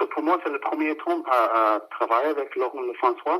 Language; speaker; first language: French; non-native, fluent; English